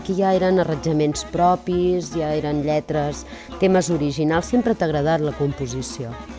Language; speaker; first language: Catalan; native; Catalan